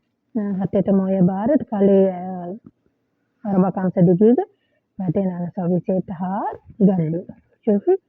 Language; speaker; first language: Arabic; non-native, learner; Sinhala